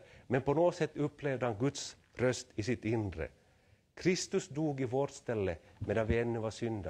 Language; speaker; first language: Swedish; native; Swedish